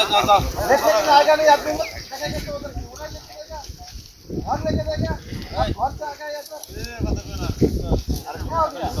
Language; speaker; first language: Hindi; non-native, learner; Bangla